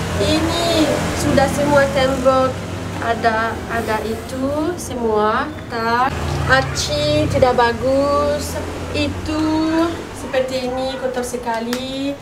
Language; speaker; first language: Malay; non-native, learner; French